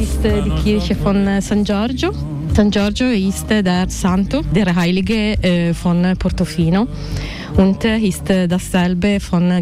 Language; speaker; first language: German; non-native, learner; Italian